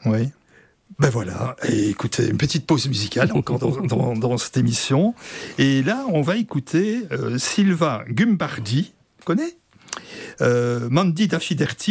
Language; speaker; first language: French; native; French